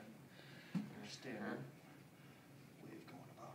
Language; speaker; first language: English; native; English